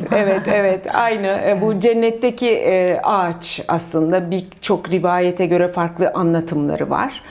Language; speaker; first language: Turkish; native; Turkish